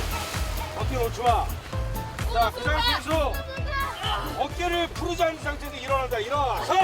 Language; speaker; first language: Korean; native; Korean